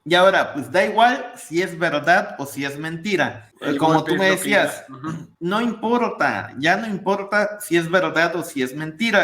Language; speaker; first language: Spanish; native; Spanish